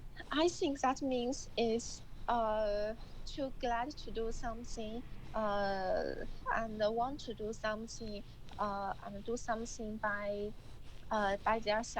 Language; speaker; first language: English; non-native, learner; Chinese